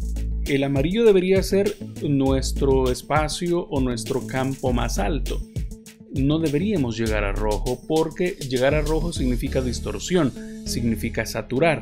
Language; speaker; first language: Spanish; native; Spanish